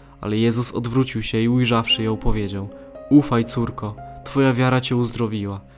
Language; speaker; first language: Polish; native; Polish